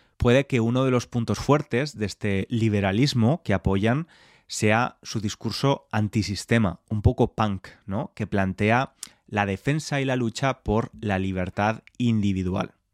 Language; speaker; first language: Spanish; native; Spanish